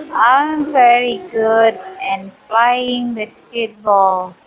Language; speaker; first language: English; non-native, learner; Indonesian